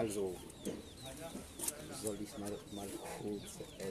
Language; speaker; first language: German; non-native, learner; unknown